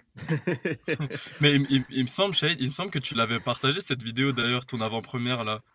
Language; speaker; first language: French; native; French